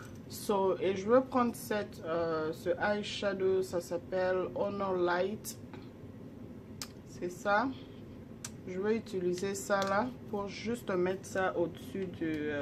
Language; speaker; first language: French; non-native, local second language; Lingala